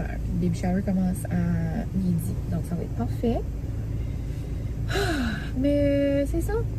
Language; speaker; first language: French; native; French